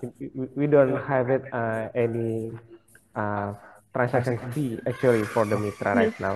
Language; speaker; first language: English; non-native, fluent; Indonesian